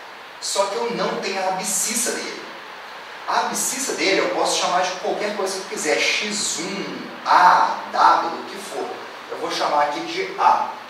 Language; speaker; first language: Portuguese; native; Portuguese